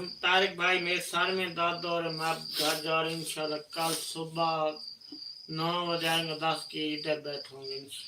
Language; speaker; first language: Hindi; non-native, local second language; Punjabi